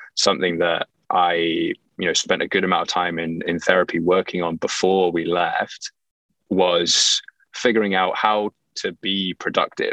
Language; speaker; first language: English; native; English